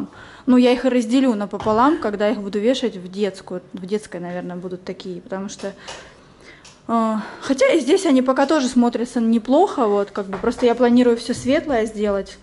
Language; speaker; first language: Russian; native; Russian